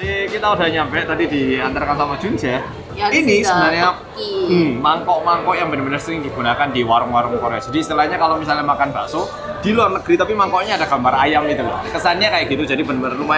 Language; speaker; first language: Indonesian; early bilingual, other home language; Korean